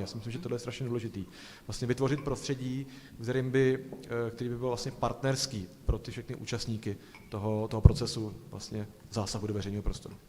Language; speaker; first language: Czech; native; Czech